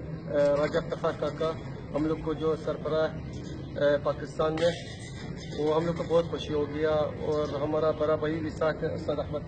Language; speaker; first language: Hindi; non-native, learner; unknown